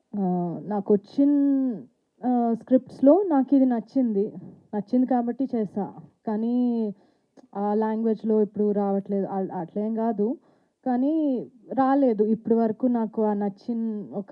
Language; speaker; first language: Telugu; non-native, fluent; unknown